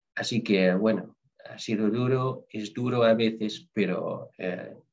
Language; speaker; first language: Spanish; non-native, fluent; Dutch